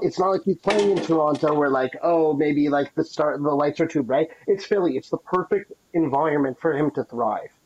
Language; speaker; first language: English; native; English